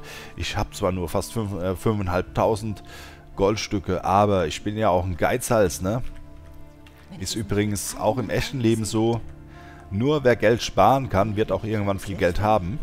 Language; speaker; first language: German; native; German